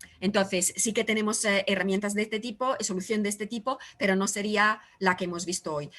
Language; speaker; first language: Spanish; non-native, fluent; Italian